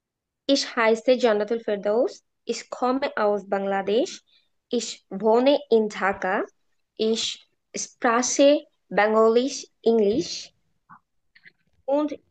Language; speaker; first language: German; non-native, learner; Bangla